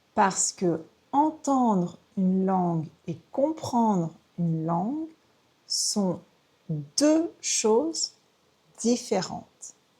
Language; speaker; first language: French; native; French